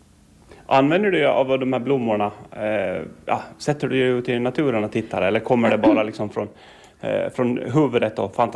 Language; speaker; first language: Swedish; native; Swedish